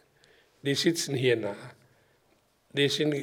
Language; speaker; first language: German; non-native, learner; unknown